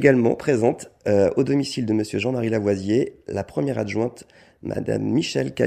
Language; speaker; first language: French; native; French